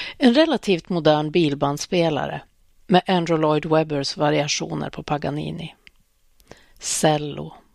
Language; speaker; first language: Swedish; native; Swedish